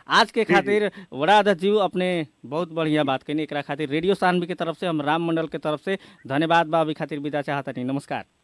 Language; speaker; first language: Bhojpuri; native; Bhojpuri